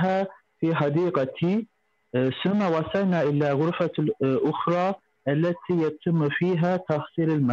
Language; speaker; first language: Arabic; non-native, learner; Turkish